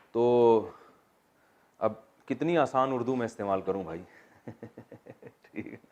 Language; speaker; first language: Urdu; native; Urdu